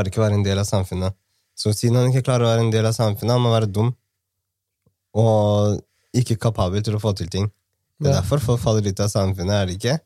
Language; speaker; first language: Norwegian; early bilingual, other home language; Somali